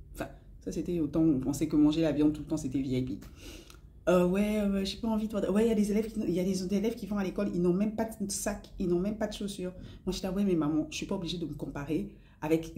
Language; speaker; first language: French; non-native, local second language; Lingala